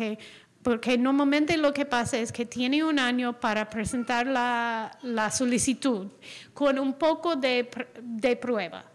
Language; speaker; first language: Spanish; non-native, fluent; English